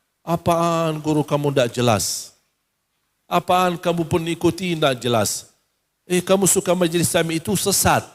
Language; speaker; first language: Malay; non-native, fluent; Arabic